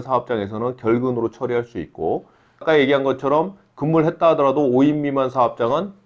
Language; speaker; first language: Korean; native; Korean